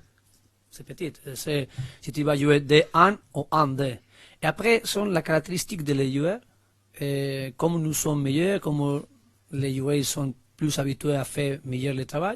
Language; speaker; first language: French; non-native, learner; Spanish